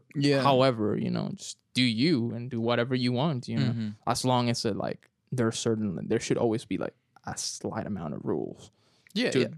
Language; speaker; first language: English; non-native, fluent; Spanish